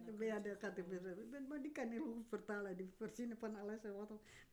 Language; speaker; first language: Dutch; non-native, learner; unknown